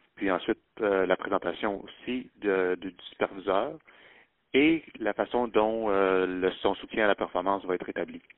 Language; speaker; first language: French; native; French